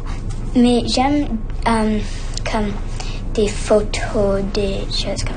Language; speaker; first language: French; non-native, local second language; English